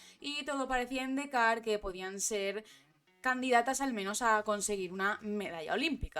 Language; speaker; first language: Spanish; native; Spanish